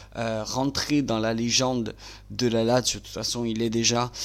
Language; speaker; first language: French; native; French